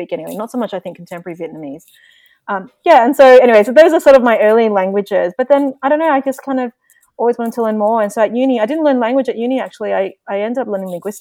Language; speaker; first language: English; non-native, local second language; Vietnamese